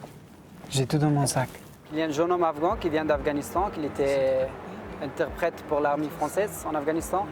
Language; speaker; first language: French; non-native, fluent; Persian